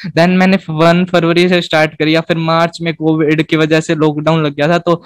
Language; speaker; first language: Hindi; native; Hindi